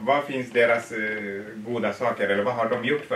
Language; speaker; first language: Swedish; non-native, fluent; Tigrinya